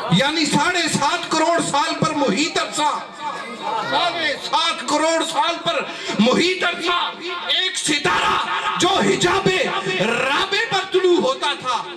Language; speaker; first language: Urdu; non-native, local second language; Punjabi